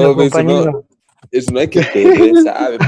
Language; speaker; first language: Spanish; native; Spanish